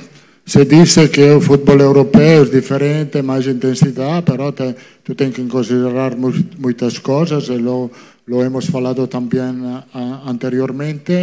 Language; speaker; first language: Portuguese; non-native, fluent; Italian